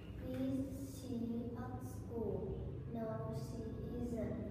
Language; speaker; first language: English; non-native, learner; Vietnamese